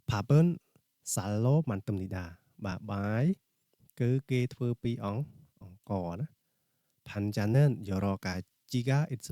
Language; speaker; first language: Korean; non-native, fluent; Khmer